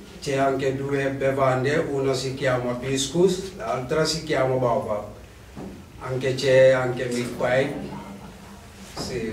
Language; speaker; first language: Italian; non-native, learner; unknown